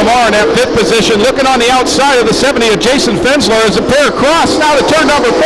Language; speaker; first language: English; native; English